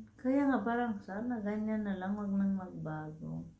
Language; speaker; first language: Filipino; non-native, local second language; Cebuano